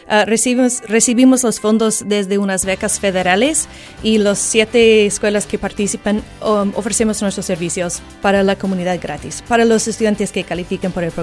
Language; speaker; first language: Spanish; non-native, fluent; English